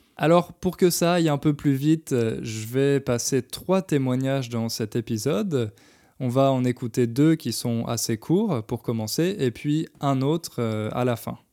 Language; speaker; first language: French; native; French